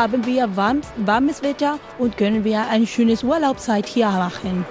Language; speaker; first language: German; non-native, learner; Spanish